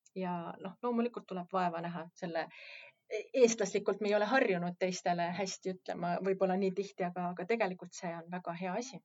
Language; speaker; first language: Estonian; native; Estonian